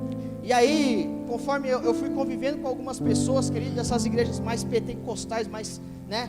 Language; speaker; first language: Portuguese; native; Portuguese